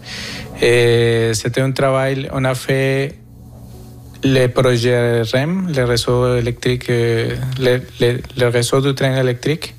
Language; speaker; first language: French; non-native, fluent; Spanish